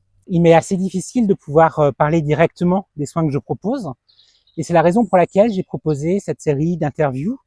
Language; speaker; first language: French; native; French